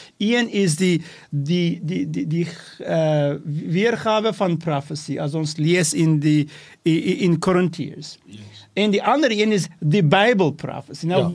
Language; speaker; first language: Afrikaans; non-native, local second language; English